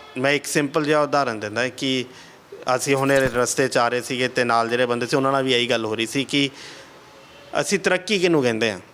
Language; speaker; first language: Punjabi; early bilingual, heritage; Punjabi